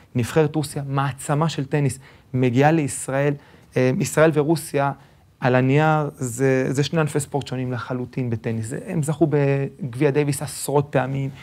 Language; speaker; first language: Hebrew; early bilingual, other home language; Spanish